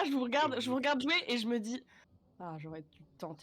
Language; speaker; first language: French; native; French